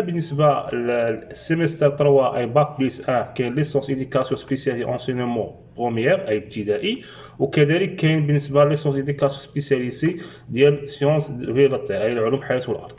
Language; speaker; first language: Arabic; native; Arabic